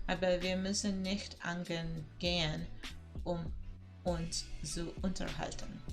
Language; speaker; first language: German; non-native, learner; Spanish